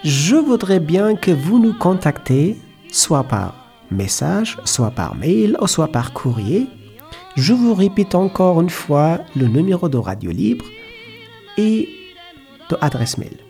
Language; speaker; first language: French; non-native, learner; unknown